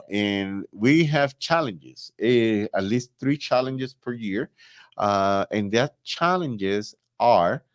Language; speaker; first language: English; non-native, fluent; Spanish